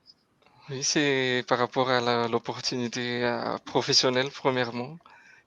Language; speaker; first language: French; non-native, local second language; Malagasy